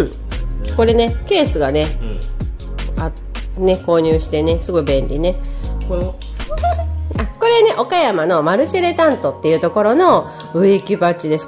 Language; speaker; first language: Japanese; native; Japanese